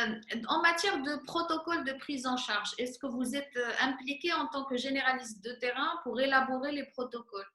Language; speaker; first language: French; non-native, local second language; Arabic